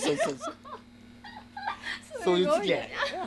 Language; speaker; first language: Japanese; native; Japanese